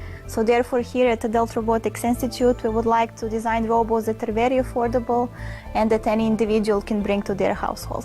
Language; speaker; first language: English; non-native, fluent; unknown